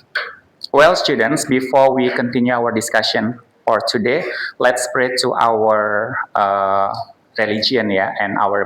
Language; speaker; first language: English; non-native, fluent; Indonesian